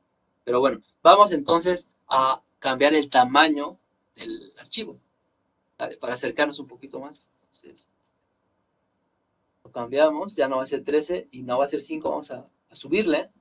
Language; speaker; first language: Spanish; native; Spanish